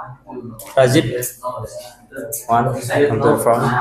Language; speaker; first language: English; non-native, fluent; Indonesian